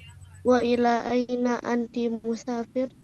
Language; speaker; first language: Arabic; non-native, learner; Indonesian